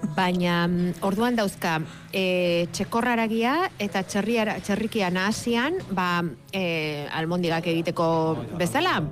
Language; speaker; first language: Basque; native; Basque